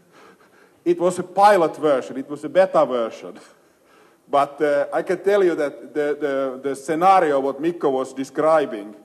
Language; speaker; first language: English; non-native, fluent; Finnish